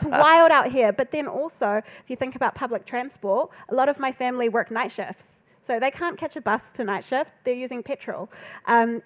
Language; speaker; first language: English; native; English